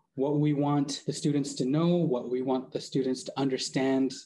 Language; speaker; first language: English; native; English